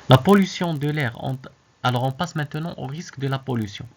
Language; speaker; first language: French; non-native, local second language; Arabic